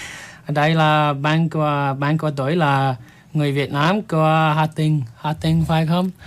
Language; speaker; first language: Vietnamese; non-native, learner; English